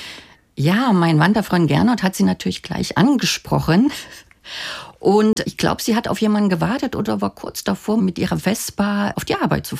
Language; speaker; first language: German; native; German